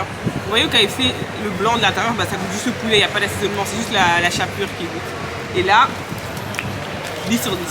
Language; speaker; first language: French; native; French